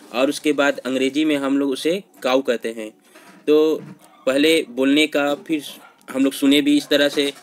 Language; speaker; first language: Hindi; non-native, local second language; Bhojpuri